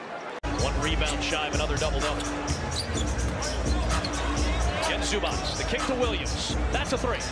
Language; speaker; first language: English; native; English